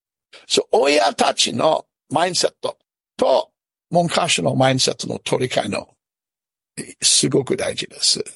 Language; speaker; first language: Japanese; non-native, fluent; English